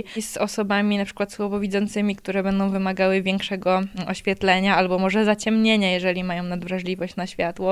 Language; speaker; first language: Polish; native; Polish